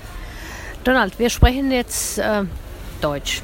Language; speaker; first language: German; non-native, fluent; Finnish